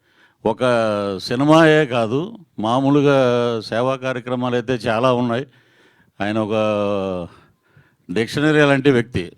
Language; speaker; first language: Telugu; native; Telugu